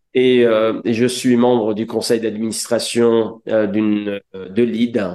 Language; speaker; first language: French; non-native, local second language; Arabic